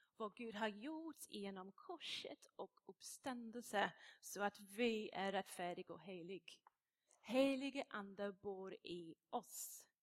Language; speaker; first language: Swedish; non-native, fluent; English